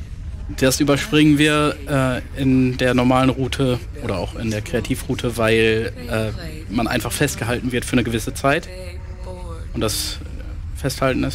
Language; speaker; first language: German; native; German